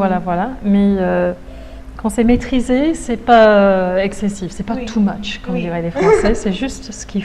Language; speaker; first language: French; native; French